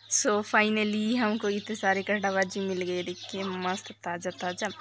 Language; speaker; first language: Hindi; native; Hindi